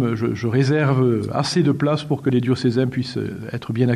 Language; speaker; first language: French; native; French